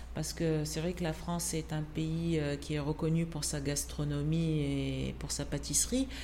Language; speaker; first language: French; non-native, local second language; Arabic